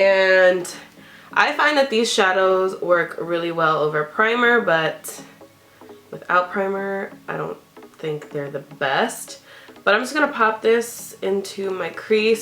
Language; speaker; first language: English; native; English